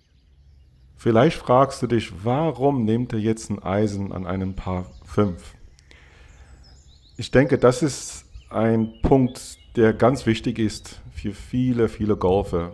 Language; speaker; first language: German; non-native, fluent; English